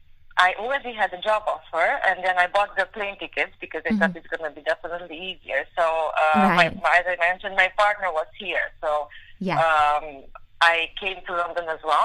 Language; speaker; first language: English; non-native, fluent; Hungarian